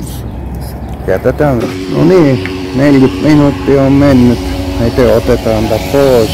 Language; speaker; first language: Finnish; non-native, fluent; Turkish